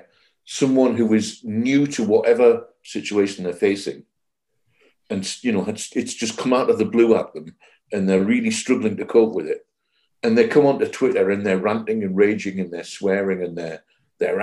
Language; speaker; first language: English; native; English